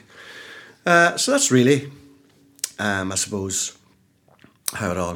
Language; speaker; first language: English; native; English